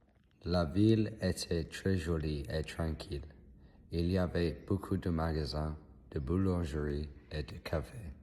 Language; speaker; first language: French; non-native, learner; English